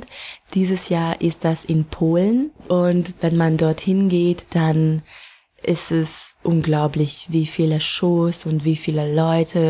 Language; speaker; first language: German; non-native, fluent; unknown